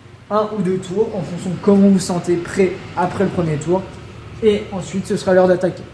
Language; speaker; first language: French; native; French